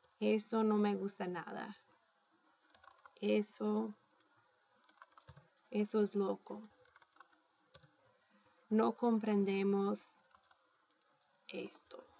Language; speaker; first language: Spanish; non-native, fluent; English